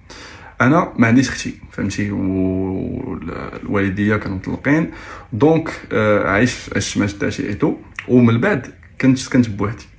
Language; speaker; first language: Arabic; native; Arabic